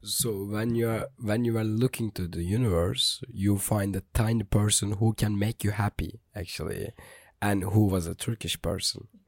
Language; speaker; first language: English; non-native, fluent; Turkish